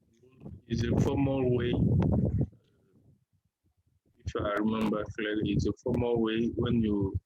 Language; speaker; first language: English; non-native, learner; French